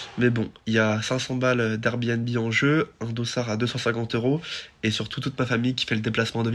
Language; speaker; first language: French; native; French